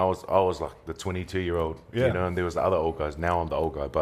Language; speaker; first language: English; native; English